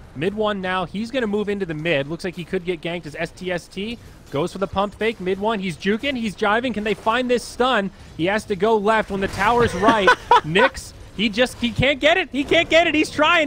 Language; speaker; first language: English; native; English